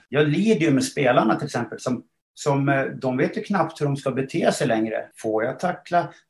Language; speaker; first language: Swedish; native; Swedish